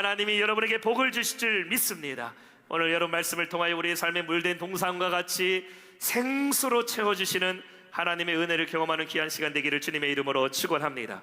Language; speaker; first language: Korean; native; Korean